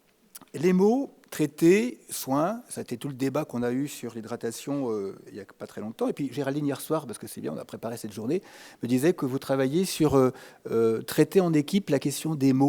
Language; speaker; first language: French; native; French